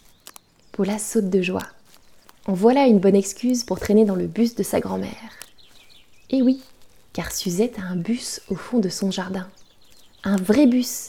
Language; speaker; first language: French; native; French